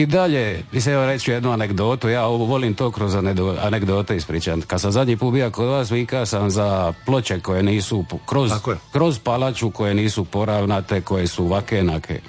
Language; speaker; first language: Serbian; native; Serbian